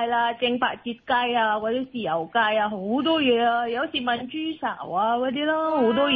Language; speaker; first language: Cantonese; non-native, learner; Indonesian